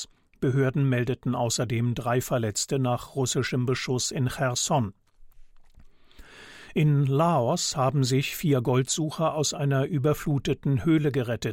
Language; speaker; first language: German; native; German